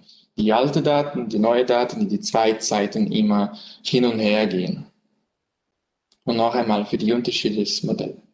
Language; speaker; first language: German; non-native, learner; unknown